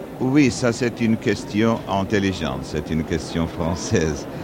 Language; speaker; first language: French; non-native, fluent; Portuguese